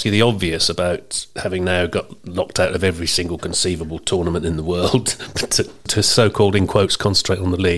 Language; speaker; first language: English; native; English